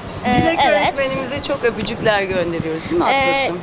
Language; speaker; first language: Turkish; native; Turkish